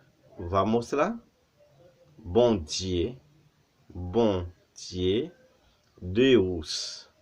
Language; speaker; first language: Portuguese; non-native, learner; Haitian Creole